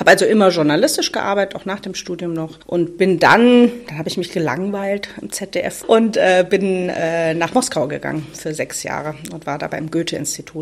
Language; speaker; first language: German; native; German